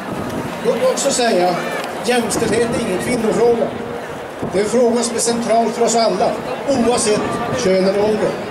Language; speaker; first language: Swedish; native; Swedish